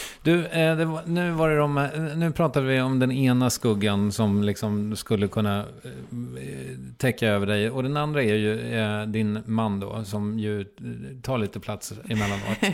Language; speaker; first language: Swedish; native; Swedish